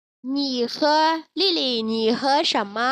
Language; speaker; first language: Chinese; non-native, fluent; Burmese